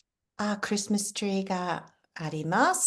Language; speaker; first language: Japanese; non-native, fluent; English